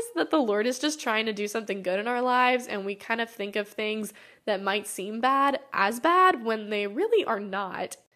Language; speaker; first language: English; native; English